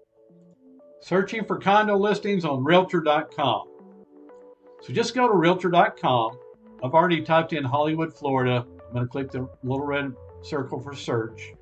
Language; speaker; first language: English; native; English